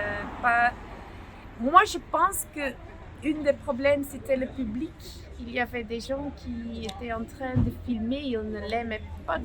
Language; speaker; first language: French; non-native, local second language; Dutch